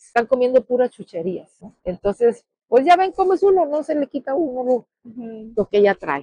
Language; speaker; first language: Spanish; native; Spanish